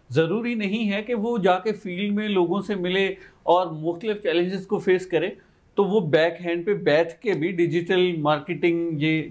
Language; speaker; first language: Urdu; native; Urdu